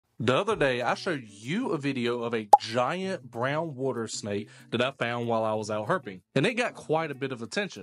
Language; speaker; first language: English; native; English